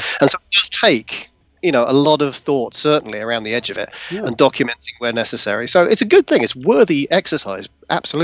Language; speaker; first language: English; native; English